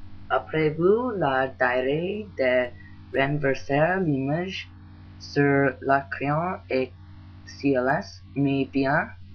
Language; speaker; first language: French; non-native, learner; English